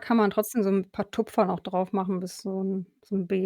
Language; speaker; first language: German; native; German